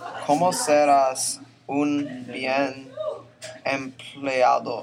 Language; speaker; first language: Spanish; non-native, learner; English